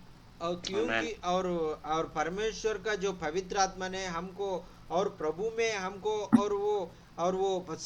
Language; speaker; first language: Hindi; non-native, local second language; Telugu